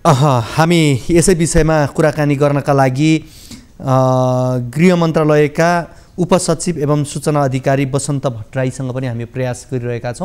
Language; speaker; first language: Nepali; native; Nepali